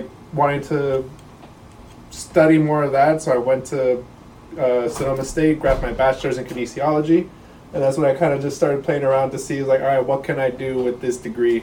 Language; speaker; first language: English; native; English